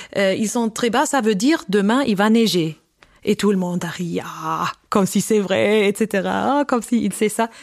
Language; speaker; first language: French; non-native, fluent; German